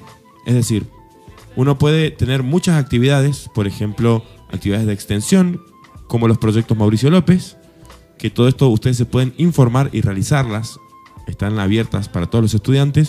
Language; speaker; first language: Spanish; native; Spanish